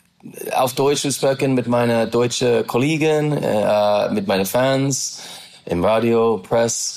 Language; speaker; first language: German; non-native, learner; English